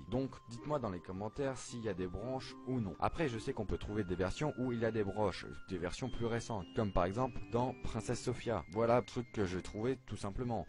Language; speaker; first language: French; native; French